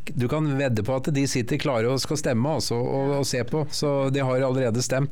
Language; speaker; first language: Norwegian; native; Norwegian